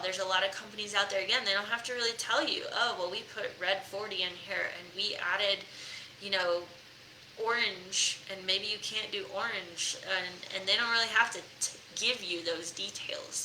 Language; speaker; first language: English; native; English